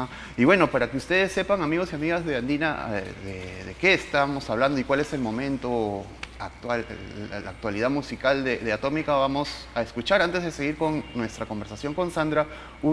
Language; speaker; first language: Spanish; native; Spanish